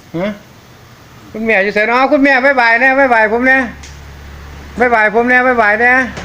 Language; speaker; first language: Thai; native; Thai